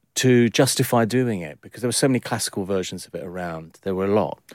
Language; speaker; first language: English; native; English